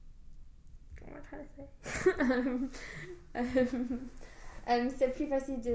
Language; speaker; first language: French; non-native, learner; English